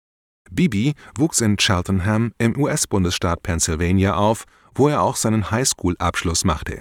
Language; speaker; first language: German; native; German